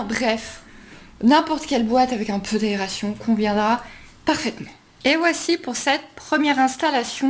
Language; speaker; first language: French; native; French